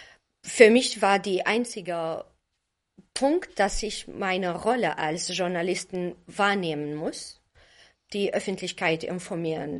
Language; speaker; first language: German; non-native, fluent; Arabic